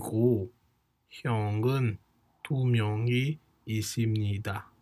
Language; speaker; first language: Korean; non-native, fluent; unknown